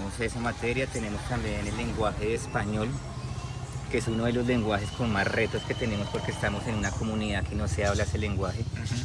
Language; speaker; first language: Spanish; native; Spanish